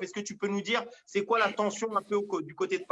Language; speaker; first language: French; native; French